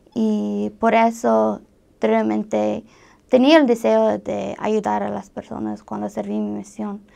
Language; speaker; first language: Spanish; non-native, fluent; English